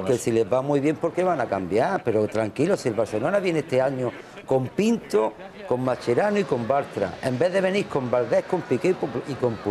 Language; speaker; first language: Spanish; native; Spanish